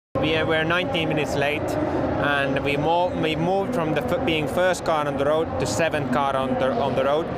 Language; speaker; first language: English; non-native, fluent; Finnish